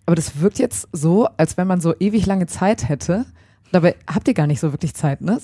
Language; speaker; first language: German; native; German